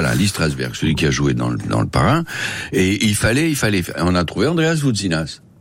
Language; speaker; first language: French; non-native, local second language; Spanish